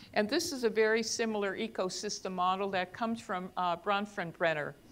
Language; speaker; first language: English; native; English